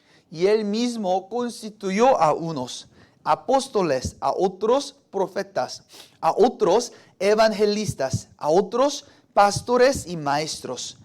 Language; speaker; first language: Spanish; non-native, fluent; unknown